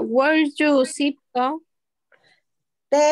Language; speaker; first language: English; non-native, learner; Spanish